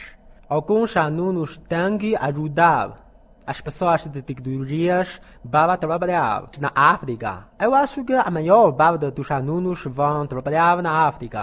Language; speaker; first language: Portuguese; non-native, learner; Chinese